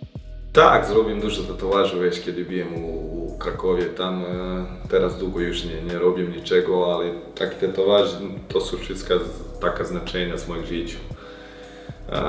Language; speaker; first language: Polish; non-native, learner; Croatian